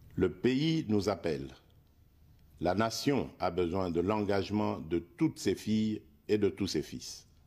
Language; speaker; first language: French; non-native, local second language; Luba-Lulua